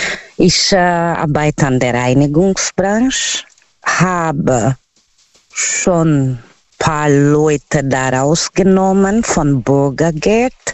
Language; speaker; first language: German; non-native, learner; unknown